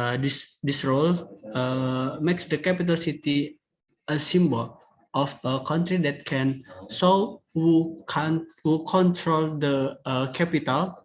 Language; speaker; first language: English; non-native, learner; Indonesian